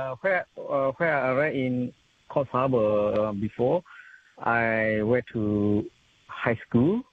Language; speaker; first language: English; non-native, local second language; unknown